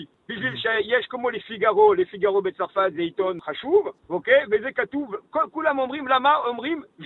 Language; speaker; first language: Hebrew; non-native, learner; French